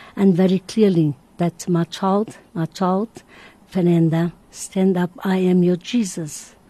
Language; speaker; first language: English; non-native, learner; Portuguese